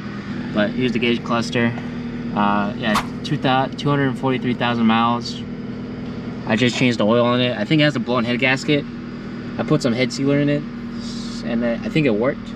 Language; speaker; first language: English; native; English